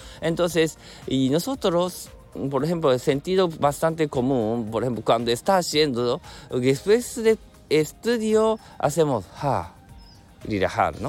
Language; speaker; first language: Spanish; non-native, learner; Japanese